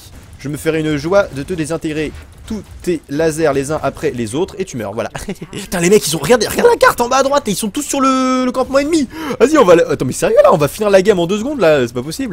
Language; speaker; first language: French; native; French